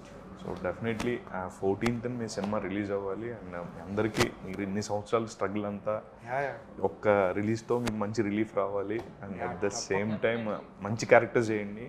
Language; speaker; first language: Telugu; native; Telugu